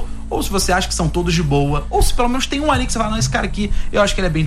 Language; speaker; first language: Portuguese; native; Portuguese